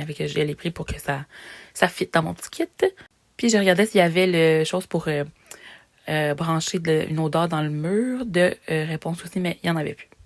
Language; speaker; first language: French; native; French